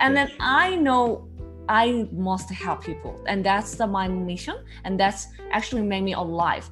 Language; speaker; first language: English; non-native, learner; Korean